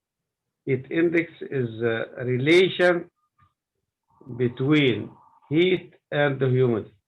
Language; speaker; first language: English; non-native, learner; Arabic